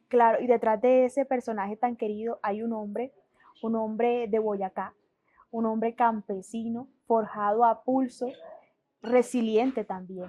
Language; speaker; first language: Spanish; native; Spanish